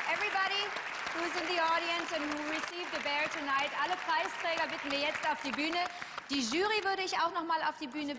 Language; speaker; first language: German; native; German